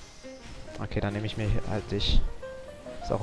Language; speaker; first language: German; native; German